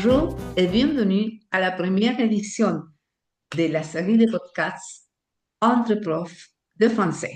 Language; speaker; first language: French; non-native, fluent; Spanish